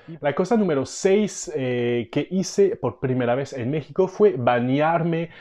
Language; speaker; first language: Spanish; non-native, fluent; French